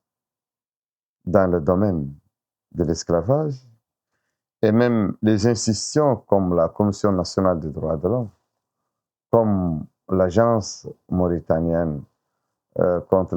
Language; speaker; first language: French; non-native, local second language; Arabic